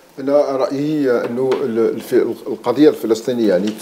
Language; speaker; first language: Arabic; native; Arabic